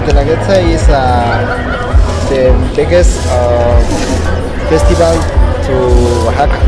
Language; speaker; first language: English; non-native, learner; Spanish